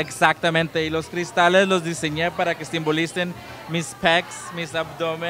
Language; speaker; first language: Spanish; early bilingual, heritage; Spanish